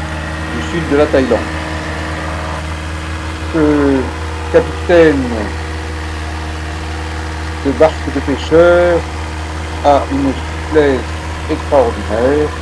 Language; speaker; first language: French; native; French